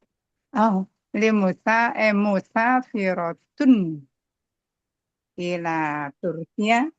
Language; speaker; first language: Arabic; non-native, learner; Indonesian